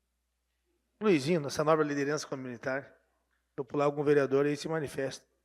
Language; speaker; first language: Portuguese; native; Portuguese